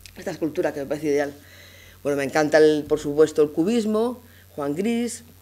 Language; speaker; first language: Spanish; native; Spanish